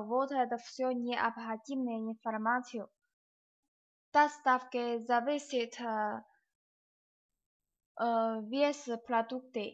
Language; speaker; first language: Russian; non-native, learner; Chinese